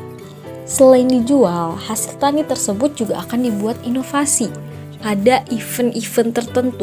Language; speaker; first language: Indonesian; native; Indonesian